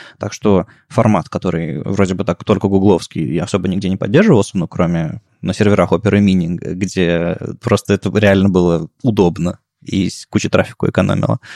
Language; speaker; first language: Russian; native; Russian